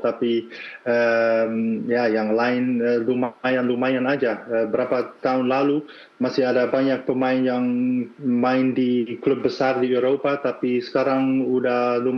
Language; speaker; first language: Indonesian; non-native, fluent; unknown